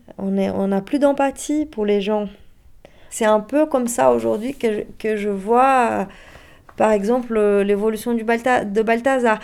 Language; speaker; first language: French; non-native, fluent; Portuguese